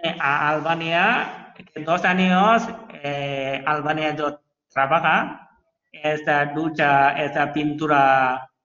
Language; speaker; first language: Spanish; non-native, learner; Bangla